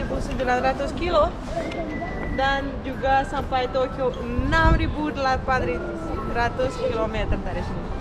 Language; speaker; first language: Indonesian; non-native, fluent; Russian